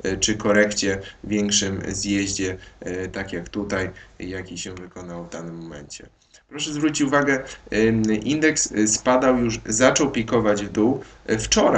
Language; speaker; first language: Polish; native; Polish